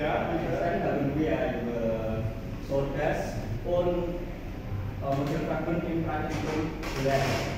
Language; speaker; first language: German; non-native, learner; Indonesian